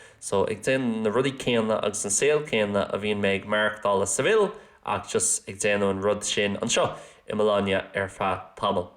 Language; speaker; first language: Irish; non-native, local second language; English